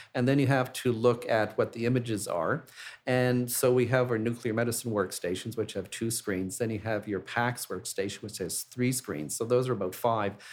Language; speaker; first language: English; native; English